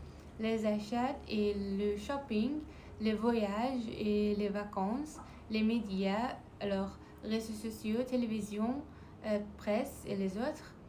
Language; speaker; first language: French; non-native, learner; Persian